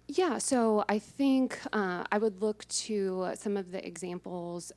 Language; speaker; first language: English; native; English